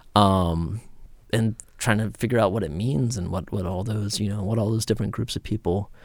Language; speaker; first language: English; native; English